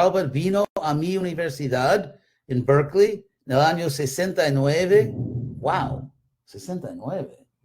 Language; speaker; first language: Spanish; non-native, fluent; English